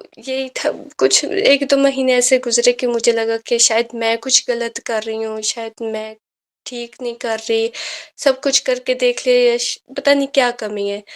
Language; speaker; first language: Urdu; native; Urdu